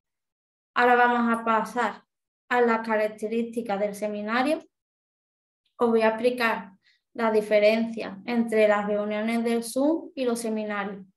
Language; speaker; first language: Spanish; native; Spanish